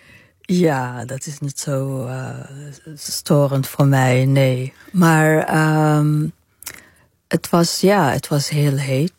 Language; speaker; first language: Dutch; non-native, fluent; Arabic